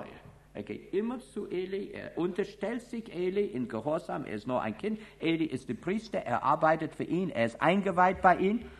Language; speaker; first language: German; non-native, fluent; English